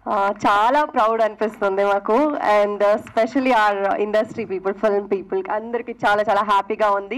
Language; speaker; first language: Telugu; non-native, fluent; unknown